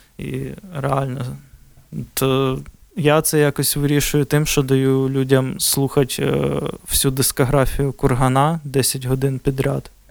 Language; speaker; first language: Ukrainian; non-native, local second language; Russian